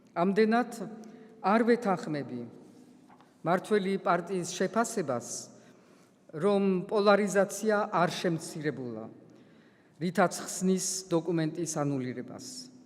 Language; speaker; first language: Georgian; early bilingual, heritage; Georgian